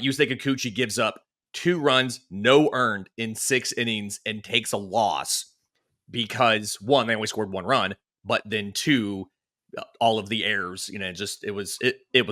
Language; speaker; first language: English; native; English